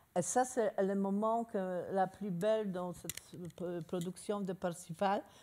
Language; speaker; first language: French; non-native, learner; Polish